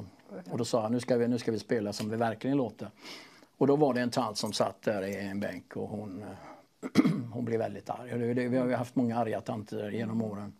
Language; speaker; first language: Swedish; native; Swedish